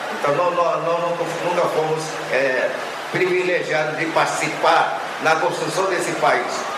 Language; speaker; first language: Portuguese; non-native, local second language; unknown